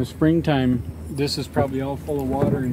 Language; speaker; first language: English; native; English